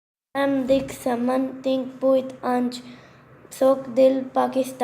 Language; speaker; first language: Catalan; non-native, learner; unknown